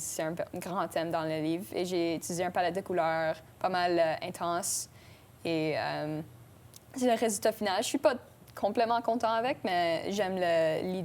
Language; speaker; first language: French; non-native, local second language; English